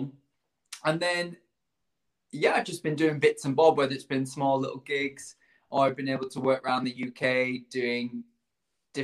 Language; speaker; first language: English; native; English